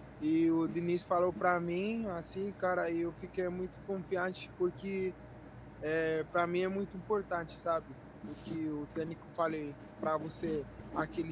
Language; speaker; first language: Portuguese; non-native, fluent; Spanish